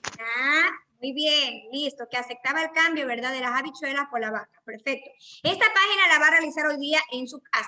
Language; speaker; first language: Spanish; native; Spanish